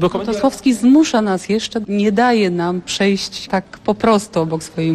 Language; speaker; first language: Polish; native; Polish